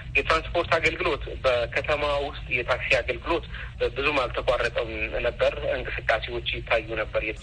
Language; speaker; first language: Amharic; non-native, local second language; Tigrinya